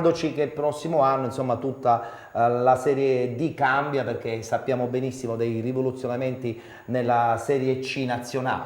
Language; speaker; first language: Italian; native; Italian